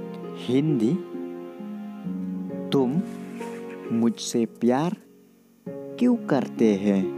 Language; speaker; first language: Hindi; non-native, local second language; Khasi